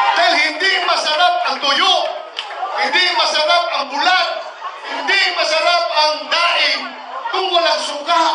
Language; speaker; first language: Filipino; non-native, local second language; Cebuano